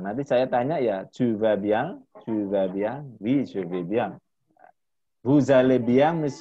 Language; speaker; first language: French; non-native, fluent; Indonesian